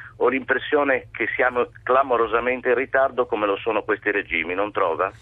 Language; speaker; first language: Italian; native; Italian